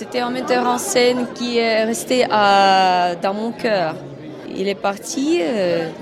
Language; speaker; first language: French; non-native, fluent; Russian